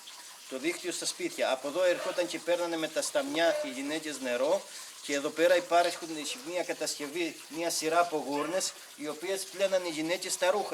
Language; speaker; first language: Greek; native; Greek